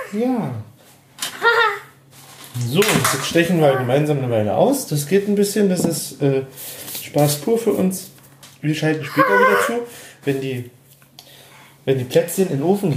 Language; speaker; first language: German; native; German